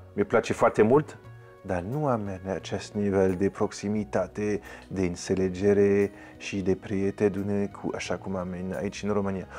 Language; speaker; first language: Romanian; non-native, fluent; French